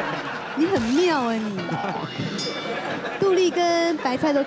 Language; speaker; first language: Chinese; native; Chinese